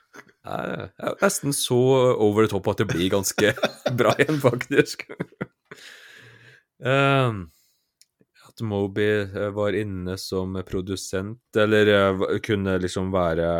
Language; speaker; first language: Norwegian; native; Norwegian